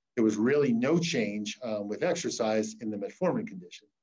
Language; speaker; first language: English; native; English